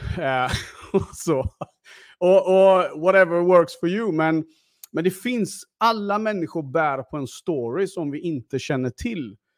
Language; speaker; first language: Swedish; early bilingual, other home language; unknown